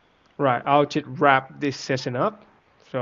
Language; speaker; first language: English; non-native, fluent; Vietnamese